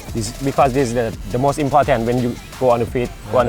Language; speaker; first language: English; non-native, learner; Thai